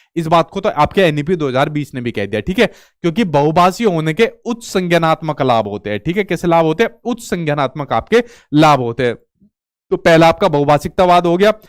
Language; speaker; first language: Hindi; native; Hindi